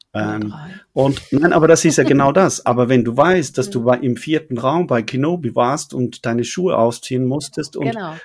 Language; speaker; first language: German; native; German